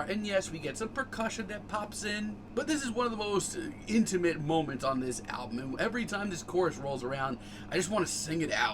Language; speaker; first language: English; native; English